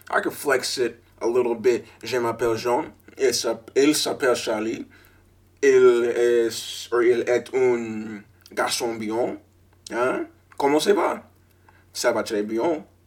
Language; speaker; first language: French; non-native, learner; English